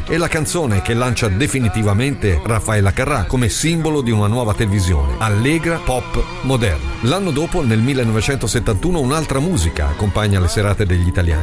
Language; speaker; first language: Italian; native; Italian